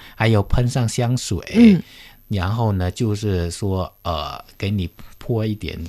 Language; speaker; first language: Chinese; early bilingual, heritage; Khmer